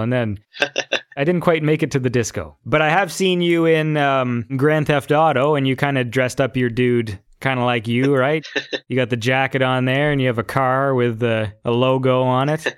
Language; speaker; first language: English; native; English